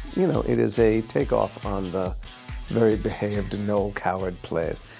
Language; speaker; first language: English; native; English